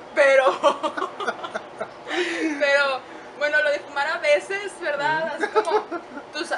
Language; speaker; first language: Spanish; native; Spanish